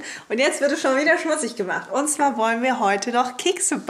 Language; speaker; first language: German; native; German